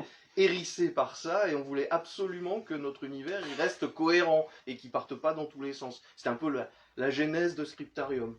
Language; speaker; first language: French; native; French